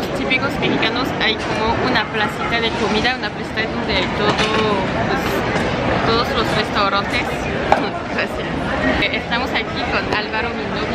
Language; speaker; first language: Spanish; non-native, fluent; French